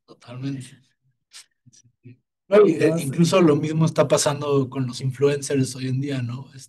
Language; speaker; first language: Spanish; native; Spanish